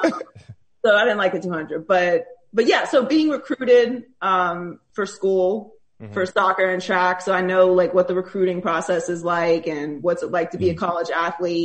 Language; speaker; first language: English; native; English